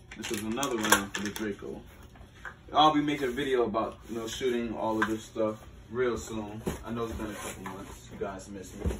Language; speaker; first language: English; native; English